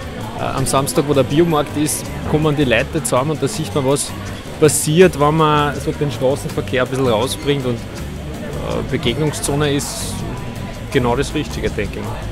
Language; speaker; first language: German; native; German